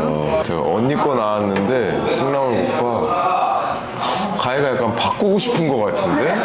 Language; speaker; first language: Korean; native; Korean